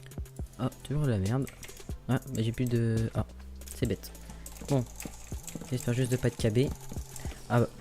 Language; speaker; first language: French; native; French